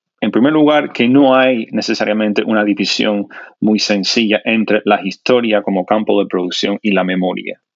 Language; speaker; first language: Spanish; non-native, fluent; English